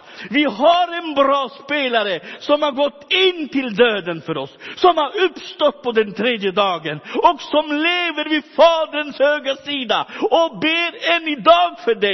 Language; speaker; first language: Swedish; non-native, fluent; Romany